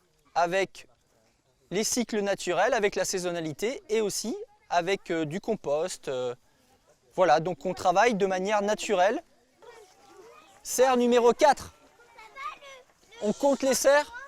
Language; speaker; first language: French; native; French